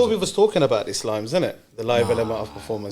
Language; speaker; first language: English; native; English